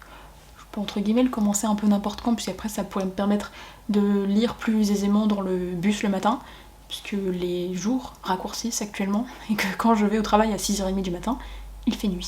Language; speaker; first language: French; native; French